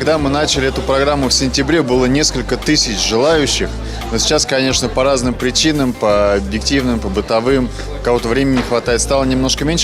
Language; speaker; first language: Russian; native; Russian